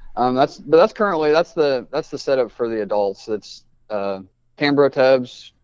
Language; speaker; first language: English; native; English